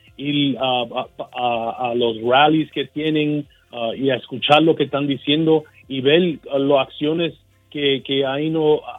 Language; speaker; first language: Spanish; early bilingual, heritage; Spanish